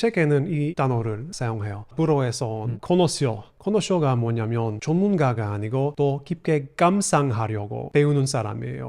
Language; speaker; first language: Korean; non-native, fluent; English